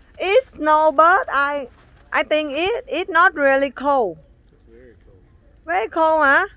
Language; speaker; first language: English; non-native, learner; Vietnamese